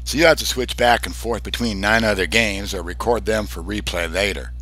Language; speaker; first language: English; native; English